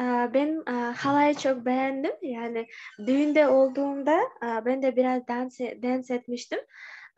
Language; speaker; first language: Turkish; non-native, learner; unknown